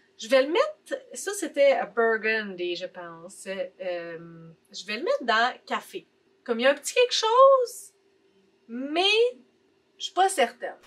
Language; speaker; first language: French; native; French